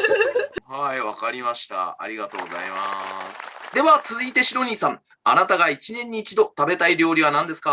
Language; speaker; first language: Japanese; native; Japanese